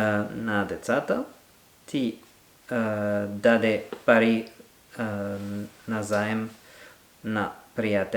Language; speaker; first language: Bulgarian; non-native, learner; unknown